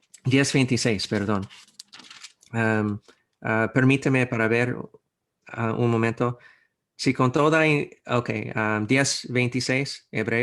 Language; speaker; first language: Spanish; non-native, fluent; English